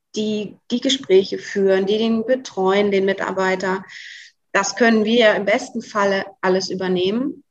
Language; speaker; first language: German; native; German